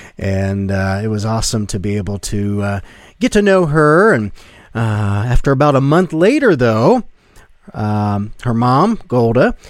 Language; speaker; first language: English; native; English